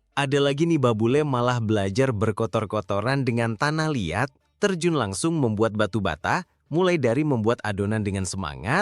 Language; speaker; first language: Indonesian; native; Indonesian